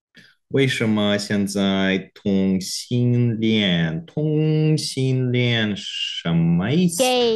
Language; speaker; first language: Chinese; non-native, learner; Korean